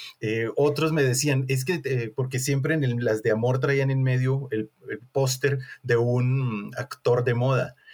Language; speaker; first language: Spanish; native; Spanish